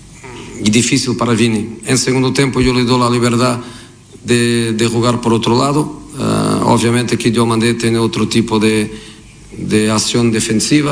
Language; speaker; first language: Spanish; non-native, fluent; Portuguese